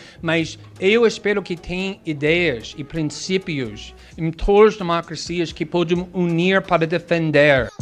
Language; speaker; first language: Portuguese; non-native, fluent; English